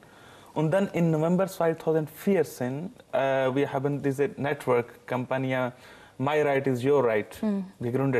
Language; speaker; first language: German; non-native, learner; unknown